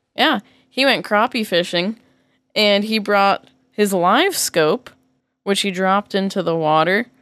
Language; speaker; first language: English; native; English